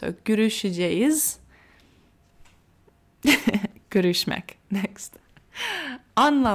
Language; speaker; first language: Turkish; non-native, learner; English